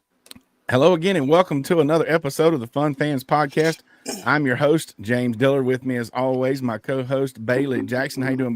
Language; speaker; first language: English; native; English